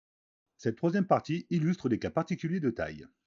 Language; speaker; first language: French; native; French